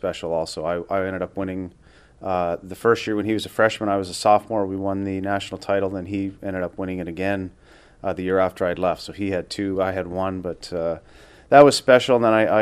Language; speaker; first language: English; native; English